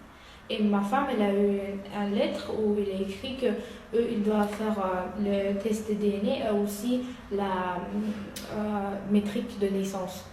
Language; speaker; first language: French; non-native, learner; Uyghur